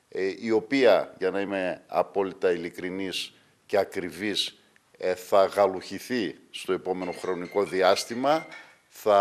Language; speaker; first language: Greek; native; Greek